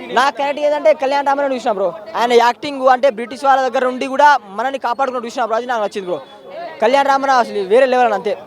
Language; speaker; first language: Telugu; native; Telugu